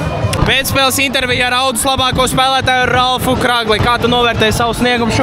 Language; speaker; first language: Latvian; native; Latvian